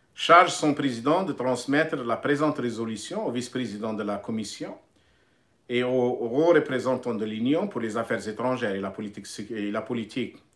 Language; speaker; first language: French; non-native, local second language; Arabic